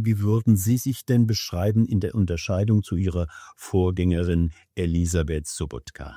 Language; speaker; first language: German; native; German